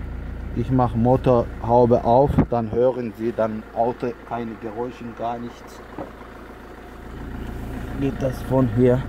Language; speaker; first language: German; non-native, learner; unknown